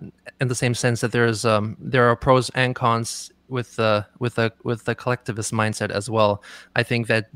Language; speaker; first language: English; native; English